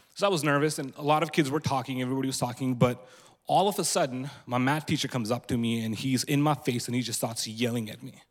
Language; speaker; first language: English; non-native, local second language; Punjabi